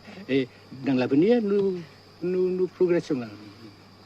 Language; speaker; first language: French; non-native, local second language; Vietnamese